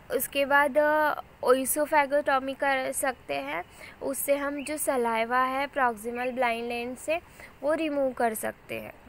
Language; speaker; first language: Hindi; non-native, local second language; Marathi